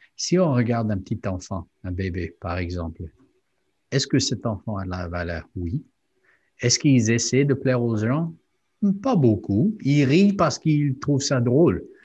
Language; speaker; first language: French; non-native, fluent; English